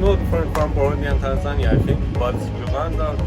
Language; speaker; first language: English; non-native, learner; Persian